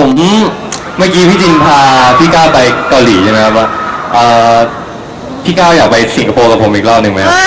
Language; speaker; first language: Thai; native; Thai